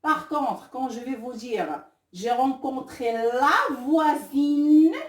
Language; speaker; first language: French; non-native, local second language; Arabic